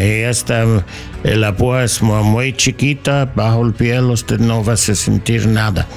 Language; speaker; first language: Spanish; non-native, learner; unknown